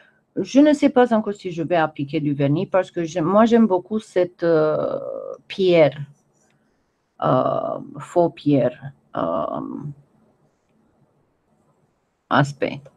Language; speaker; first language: French; non-native, fluent; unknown